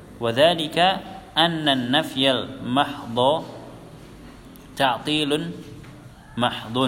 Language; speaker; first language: Arabic; non-native, fluent; Indonesian